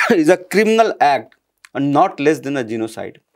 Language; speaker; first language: Hindi; native; Hindi